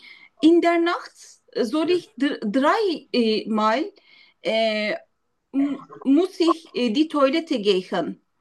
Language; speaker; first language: German; non-native, learner; Turkish